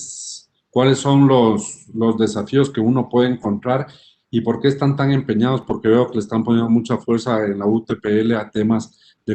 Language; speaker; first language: Spanish; native; Spanish